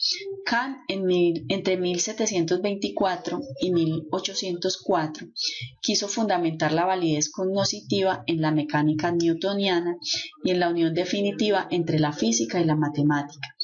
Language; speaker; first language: Spanish; native; Spanish